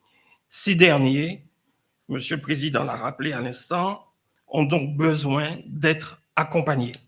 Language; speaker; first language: French; native; French